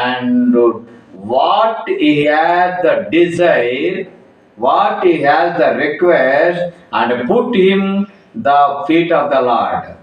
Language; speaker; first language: English; non-native, local second language; Telugu